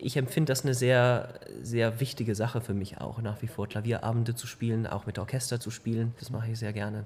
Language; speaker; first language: German; early bilingual, heritage; German